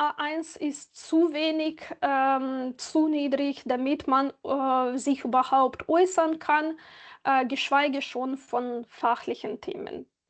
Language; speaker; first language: German; non-native, fluent; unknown